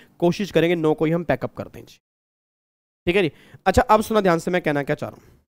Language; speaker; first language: Hindi; native; Hindi